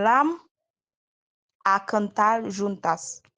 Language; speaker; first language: Portuguese; non-native, learner; Haitian Creole